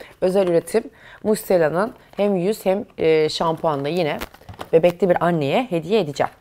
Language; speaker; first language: Turkish; native; Turkish